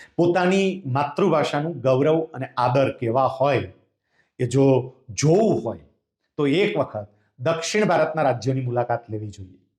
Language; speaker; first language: Gujarati; native; Gujarati